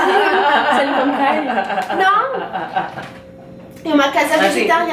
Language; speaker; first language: Portuguese; non-native, learner; French